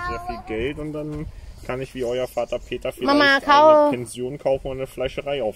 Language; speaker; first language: German; non-native, fluent; Vietnamese